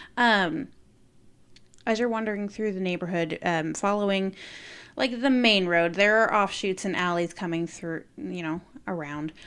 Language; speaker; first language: English; native; English